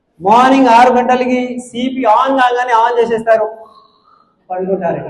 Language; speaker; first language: Telugu; non-native, local second language; Hindi